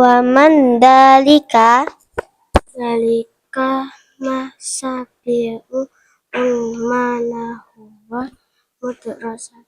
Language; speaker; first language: Arabic; non-native, learner; Indonesian